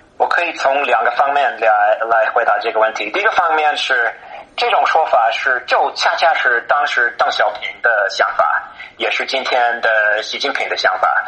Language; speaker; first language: Chinese; non-native, fluent; English